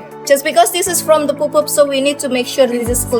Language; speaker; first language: English; non-native, learner; Indonesian